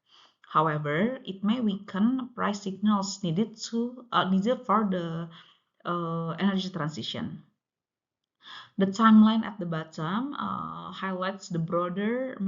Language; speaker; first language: English; non-native, local second language; Indonesian